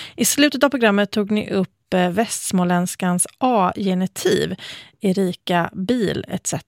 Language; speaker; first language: Swedish; native; Swedish